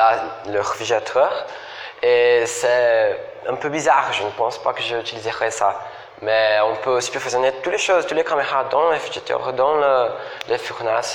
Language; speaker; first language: French; non-native, fluent; Portuguese